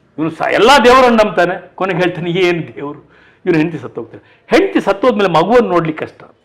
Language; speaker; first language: Kannada; non-native, local second language; Tulu